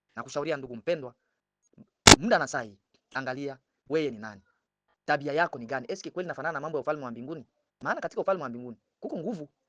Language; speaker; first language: Swahili; native; Swahili